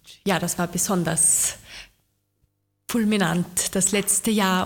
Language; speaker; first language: German; native; German